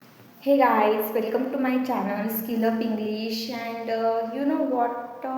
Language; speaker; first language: English; non-native, learner; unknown